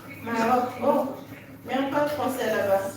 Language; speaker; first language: French; non-native, learner; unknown